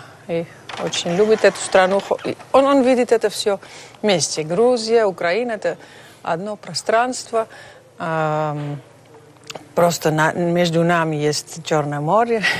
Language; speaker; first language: Russian; non-native, fluent; Dutch